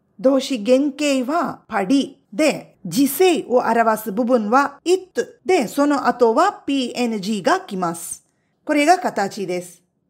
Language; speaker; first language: Japanese; non-native, fluent; Tamil